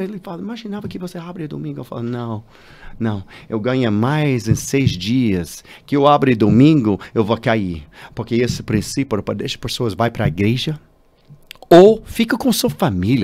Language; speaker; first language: Portuguese; non-native, learner; English